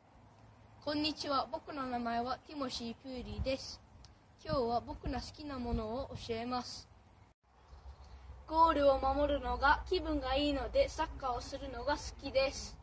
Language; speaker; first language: Japanese; non-native, learner; English